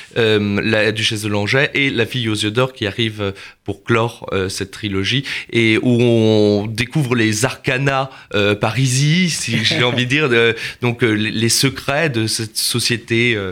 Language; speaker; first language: French; native; French